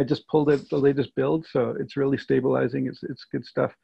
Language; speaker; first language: English; native; English